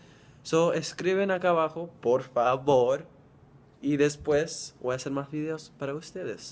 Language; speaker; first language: Spanish; early bilingual, heritage; Spanish